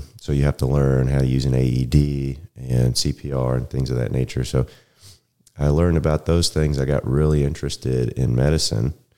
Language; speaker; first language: English; native; English